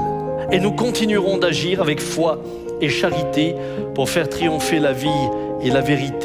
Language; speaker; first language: French; native; French